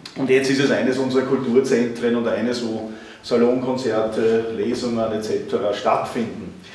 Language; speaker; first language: German; native; German